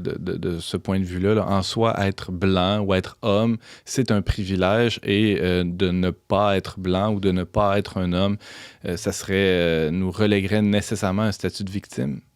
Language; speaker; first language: French; native; French